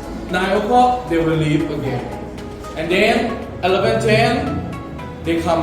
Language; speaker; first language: English; non-native, fluent; Thai